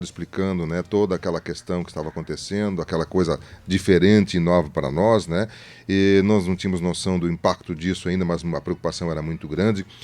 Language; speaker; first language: Portuguese; native; Portuguese